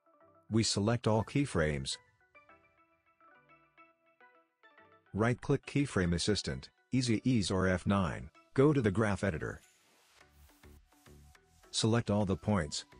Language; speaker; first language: English; non-native, fluent; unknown